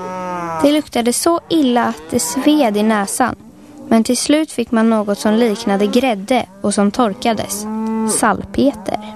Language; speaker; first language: Swedish; native; Swedish